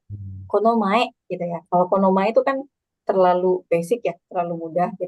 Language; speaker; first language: Indonesian; native; Indonesian